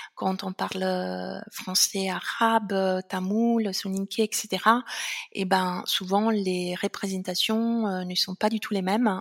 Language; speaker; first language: French; non-native, fluent; Italian